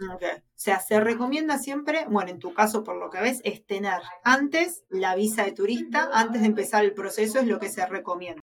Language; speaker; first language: Spanish; native; Spanish